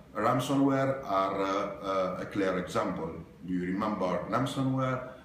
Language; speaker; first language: English; non-native, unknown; Italian